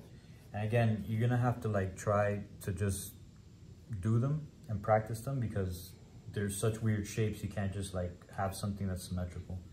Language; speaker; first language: English; native; English